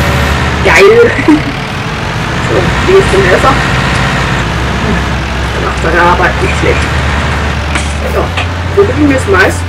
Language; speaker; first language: German; native; German